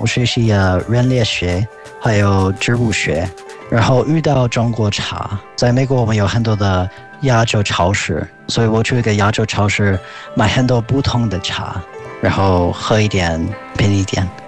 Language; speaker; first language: Chinese; non-native, fluent; English